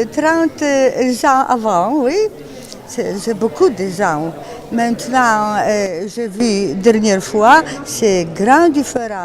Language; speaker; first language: French; non-native, learner; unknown